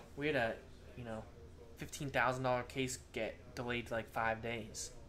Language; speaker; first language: English; native; English